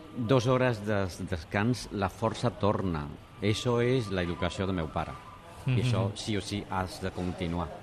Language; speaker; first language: Catalan; non-native, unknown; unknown